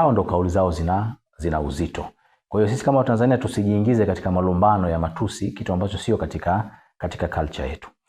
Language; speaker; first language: Swahili; native; Swahili